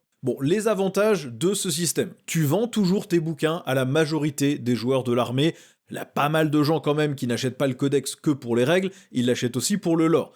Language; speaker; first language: French; native; French